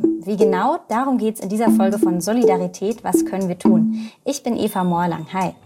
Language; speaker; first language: German; native; German